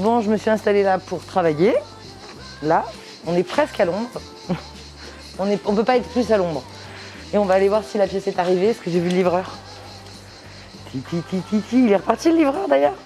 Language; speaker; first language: French; native; French